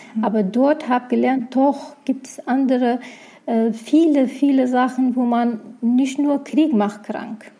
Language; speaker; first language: German; non-native, learner; Arabic